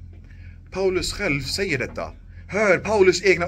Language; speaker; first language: Swedish; non-native, local second language; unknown